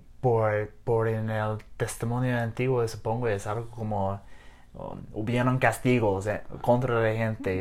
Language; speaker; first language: Spanish; non-native, learner; English